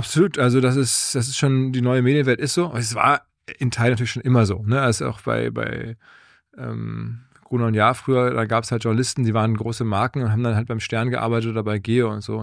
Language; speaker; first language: German; native; German